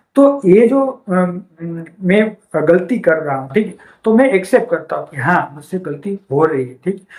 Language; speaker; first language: Hindi; non-native, local second language; Gujarati